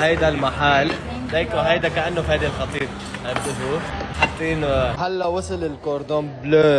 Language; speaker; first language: Arabic; native; Arabic